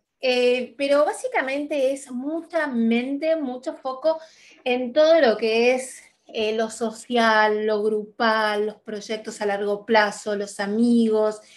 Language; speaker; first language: Spanish; native; Spanish